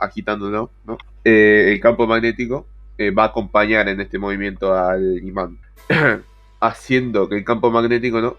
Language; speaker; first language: Spanish; native; Spanish